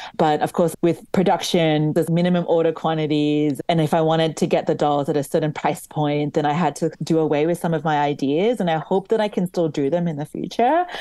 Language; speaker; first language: English; native; English